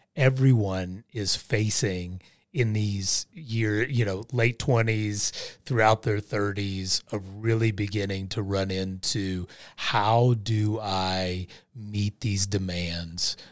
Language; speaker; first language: English; native; English